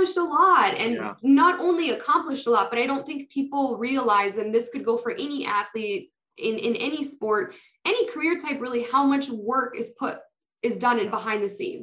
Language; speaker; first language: English; non-native, fluent; Polish